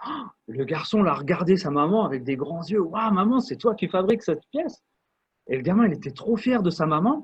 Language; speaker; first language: French; native; French